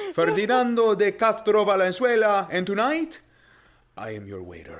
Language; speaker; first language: English; native; English